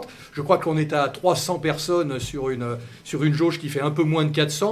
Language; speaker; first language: French; native; French